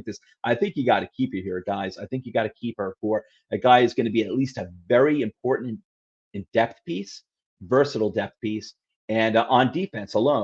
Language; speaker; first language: English; native; English